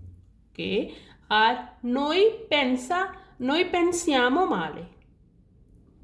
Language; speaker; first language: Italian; non-native, learner; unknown